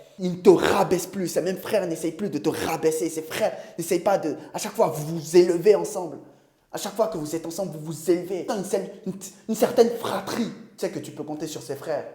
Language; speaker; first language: French; non-native, local second language; Ewe